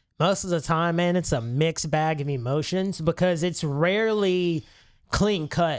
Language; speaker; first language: English; native; English